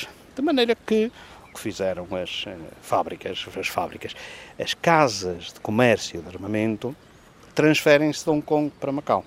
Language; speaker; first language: Portuguese; native; Portuguese